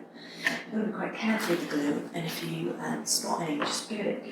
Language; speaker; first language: English; native; English